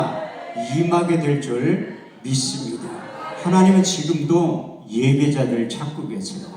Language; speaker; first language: Korean; native; Korean